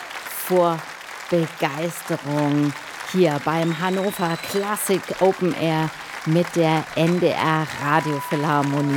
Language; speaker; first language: German; native; German